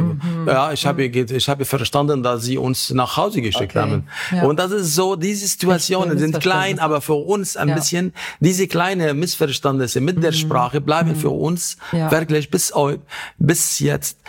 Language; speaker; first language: German; non-native, learner; Arabic